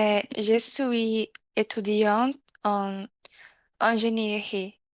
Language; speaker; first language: French; non-native, learner; Portuguese